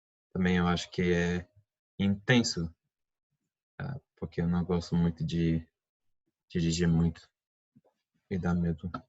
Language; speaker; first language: Portuguese; non-native, fluent; English